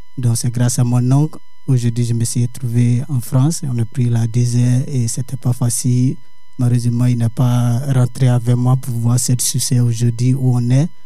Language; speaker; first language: French; non-native, learner; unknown